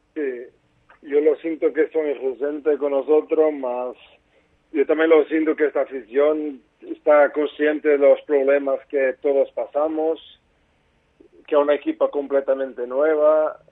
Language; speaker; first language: Spanish; non-native, fluent; Portuguese